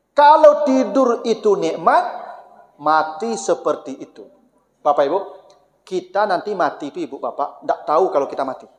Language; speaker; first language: Malay; non-native, local second language; Minangkabau